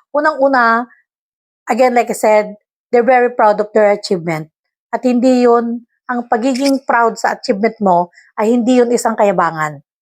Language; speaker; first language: Filipino; non-native, local second language; Iloko